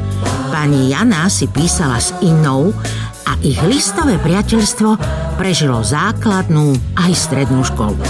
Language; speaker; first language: Slovak; native; Slovak